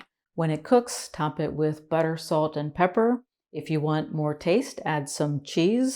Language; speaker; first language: English; native; English